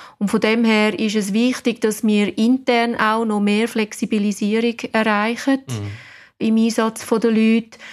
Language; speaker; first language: German; non-native, fluent; English